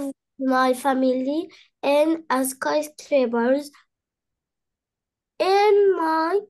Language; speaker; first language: English; non-native, learner; Arabic